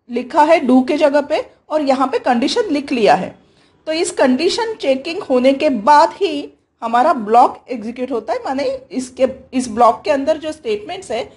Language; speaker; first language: Hindi; native; Hindi